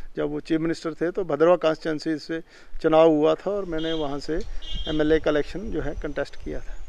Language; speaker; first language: Hindi; native; Hindi